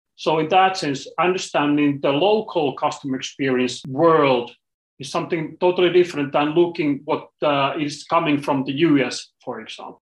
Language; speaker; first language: English; non-native, fluent; Finnish